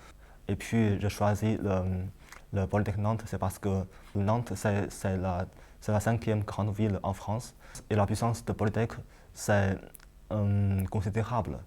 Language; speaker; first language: French; non-native, learner; Chinese